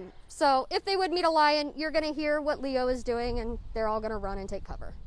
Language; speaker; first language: English; native; English